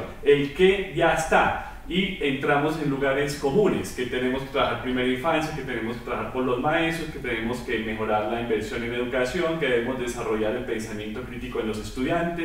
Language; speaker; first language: Spanish; native; Spanish